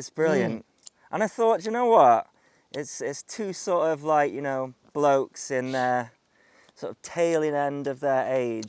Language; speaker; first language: English; native; English